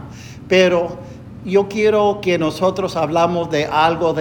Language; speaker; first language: Spanish; non-native, fluent; English